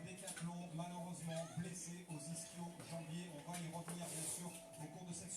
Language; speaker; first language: French; native; French